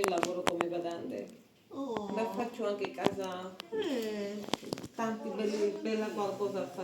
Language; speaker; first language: Italian; non-native, local second language; Georgian